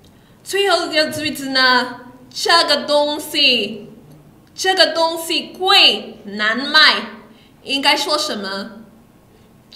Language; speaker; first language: Chinese; non-native, fluent; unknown